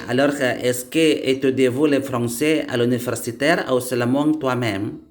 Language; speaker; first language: French; non-native, learner; Indonesian